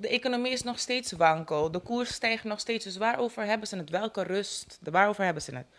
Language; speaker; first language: Dutch; native; Dutch